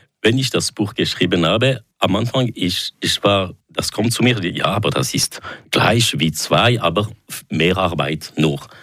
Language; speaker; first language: German; non-native, local second language; French